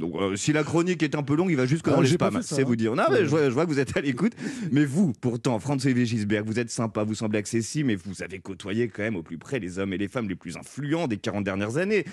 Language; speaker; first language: French; native; French